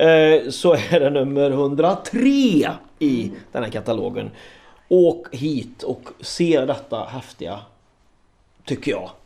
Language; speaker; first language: Swedish; native; Swedish